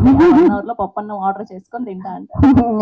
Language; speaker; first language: Telugu; native; Telugu